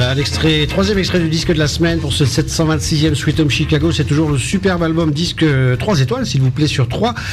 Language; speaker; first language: French; native; French